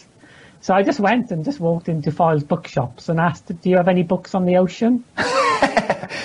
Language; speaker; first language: English; native; English